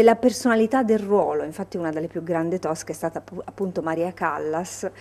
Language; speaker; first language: Italian; native; Italian